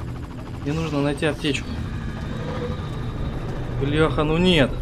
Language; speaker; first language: Russian; native; Russian